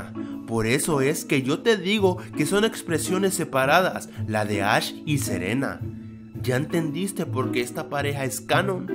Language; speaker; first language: Spanish; native; Spanish